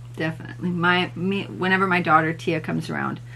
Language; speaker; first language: English; native; English